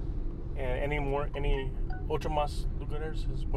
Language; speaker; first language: Spanish; non-native, learner; English